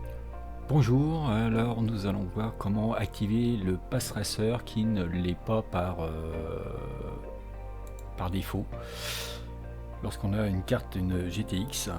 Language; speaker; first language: French; native; French